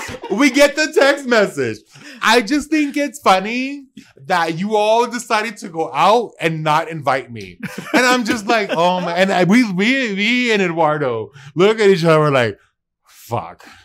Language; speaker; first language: English; early bilingual, other home language; Spanish